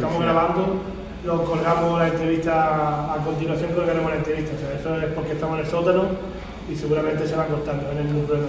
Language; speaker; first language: Spanish; native; Spanish